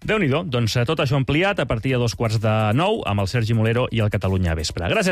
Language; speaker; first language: Catalan; native; Catalan